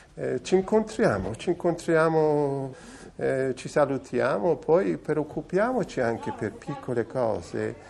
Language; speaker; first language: Italian; non-native, fluent; Persian